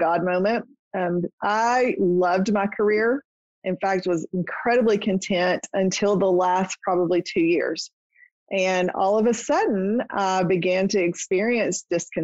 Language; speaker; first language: English; native; English